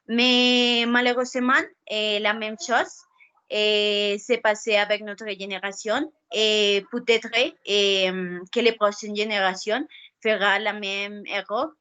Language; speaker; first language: French; non-native, learner; Spanish